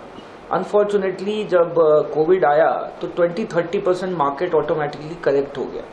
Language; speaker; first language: Hindi; native; Hindi